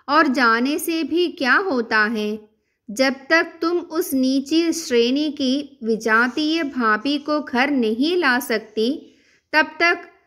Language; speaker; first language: Hindi; non-native, local second language; Malayalam